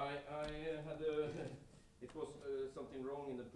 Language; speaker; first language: English; non-native, fluent; Norwegian